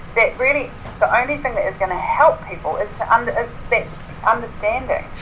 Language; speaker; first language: English; native; English